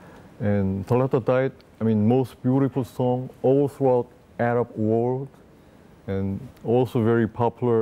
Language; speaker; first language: English; non-native, fluent; Korean